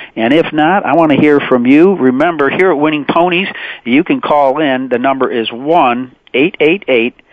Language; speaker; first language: English; native; English